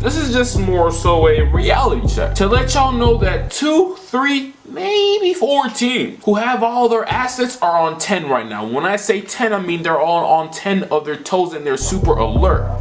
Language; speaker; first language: English; native; English